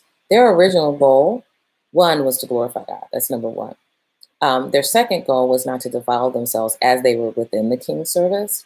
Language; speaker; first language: English; native; English